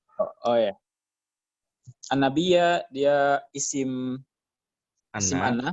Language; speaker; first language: Arabic; non-native, learner; Indonesian